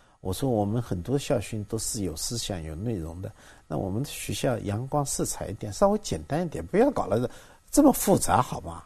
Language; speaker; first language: Chinese; native; Chinese